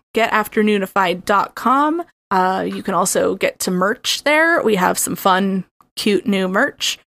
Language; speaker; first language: English; native; English